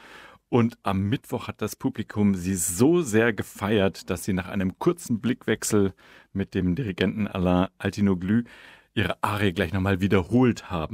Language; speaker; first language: German; native; German